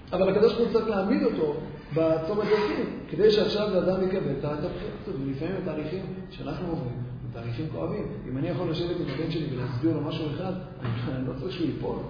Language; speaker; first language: Hebrew; native; Hebrew